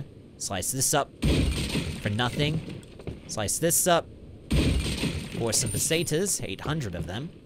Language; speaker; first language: English; native; English